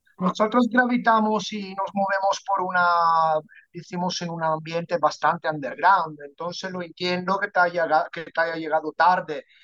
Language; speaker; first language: Spanish; non-native, fluent; Italian